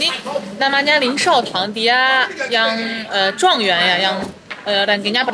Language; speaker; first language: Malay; non-native, fluent; Chinese